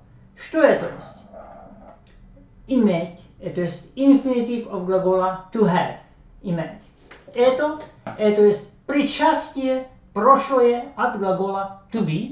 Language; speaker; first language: Russian; non-native, fluent; Slovak